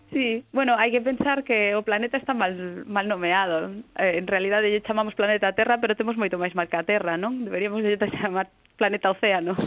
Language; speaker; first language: Galician; non-native, local second language; Spanish